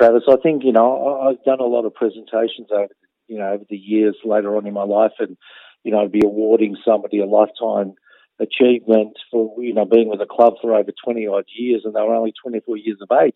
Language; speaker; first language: English; native; English